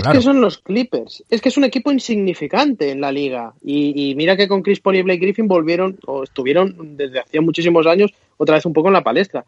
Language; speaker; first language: Spanish; native; Spanish